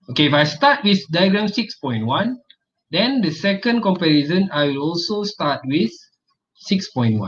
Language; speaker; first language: English; non-native, local second language; Malay